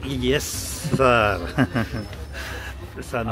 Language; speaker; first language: Kannada; native; Kannada